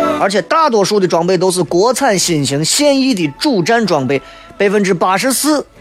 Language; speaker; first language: Chinese; native; Chinese